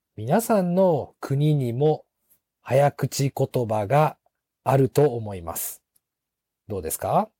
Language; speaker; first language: Japanese; native; Japanese